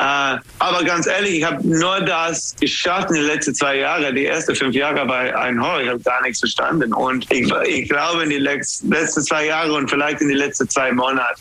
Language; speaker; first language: German; non-native, learner; English